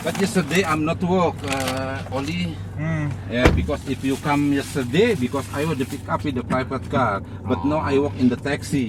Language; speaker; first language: English; non-native, learner; Indonesian